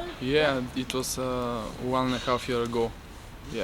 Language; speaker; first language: English; non-native, local second language; Bulgarian